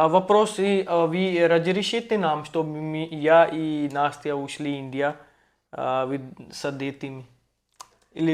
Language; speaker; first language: Russian; non-native, learner; Hindi